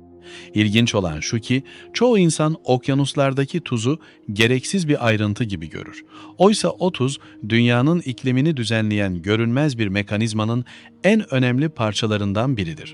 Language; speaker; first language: Turkish; native; Turkish